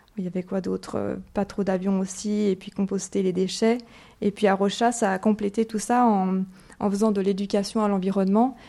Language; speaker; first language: French; native; French